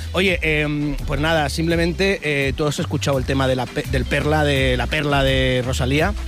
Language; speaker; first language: Spanish; native; Spanish